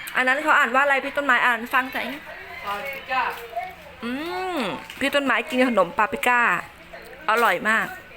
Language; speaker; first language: Thai; non-native, local second language; Northern Khmer